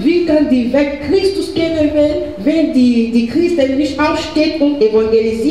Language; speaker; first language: German; non-native, learner; French